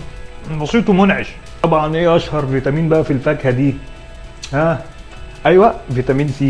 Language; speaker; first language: Arabic; native; Arabic